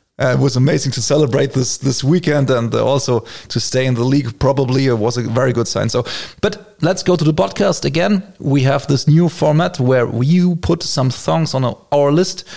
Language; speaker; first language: English; non-native, fluent; German